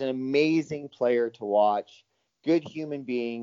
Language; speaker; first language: English; native; English